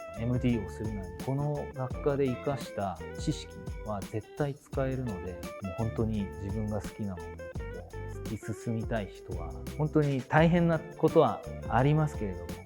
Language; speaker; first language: Japanese; non-native, fluent; Korean